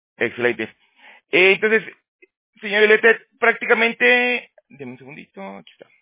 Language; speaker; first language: Spanish; native; Spanish